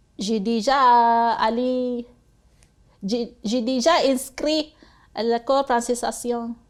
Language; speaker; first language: French; non-native, learner; Cebuano